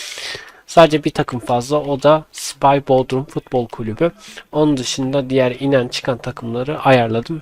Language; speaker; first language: Turkish; native; Turkish